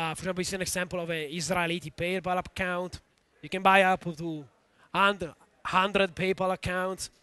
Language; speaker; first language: English; non-native, fluent; Italian